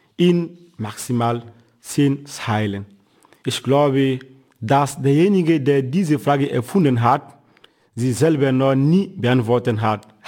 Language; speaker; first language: German; non-native, fluent; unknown